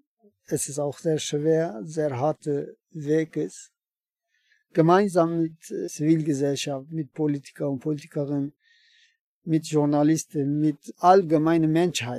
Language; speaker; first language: German; non-native, learner; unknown